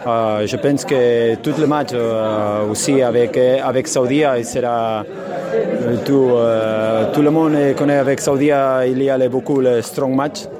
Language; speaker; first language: French; non-native, learner; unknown